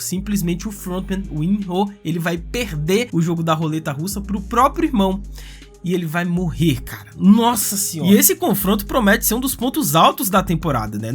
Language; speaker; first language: Portuguese; native; Portuguese